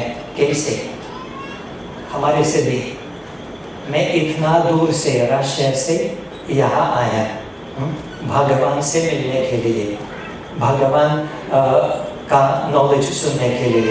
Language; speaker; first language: Hindi; non-native, fluent; Russian